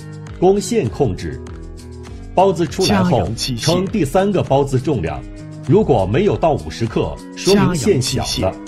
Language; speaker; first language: Chinese; native; Chinese